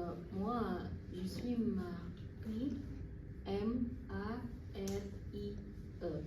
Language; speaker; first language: French; non-native, learner; Indonesian